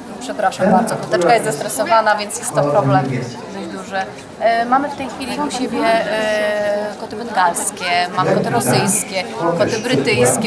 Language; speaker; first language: Polish; native; Polish